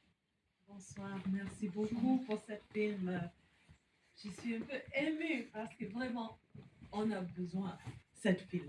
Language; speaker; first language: French; non-native, fluent; English